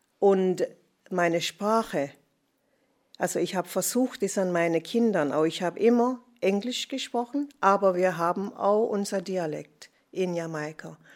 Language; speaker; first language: German; non-native, fluent; English